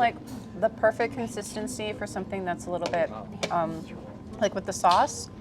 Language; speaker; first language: English; native; English